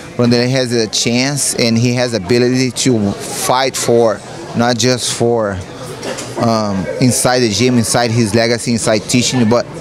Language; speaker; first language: English; non-native, learner; Portuguese